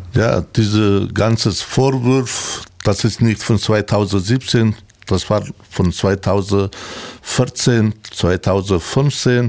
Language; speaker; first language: German; non-native, learner; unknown